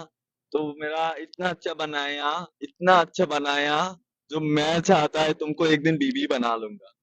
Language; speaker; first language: Hindi; non-native, learner; Bangla